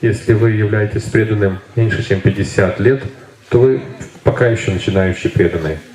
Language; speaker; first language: Russian; native; Russian